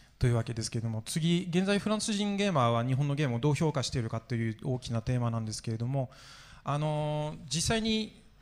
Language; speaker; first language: Japanese; non-native, fluent; French